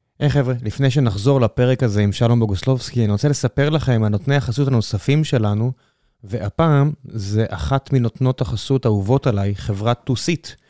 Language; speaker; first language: Hebrew; native; Hebrew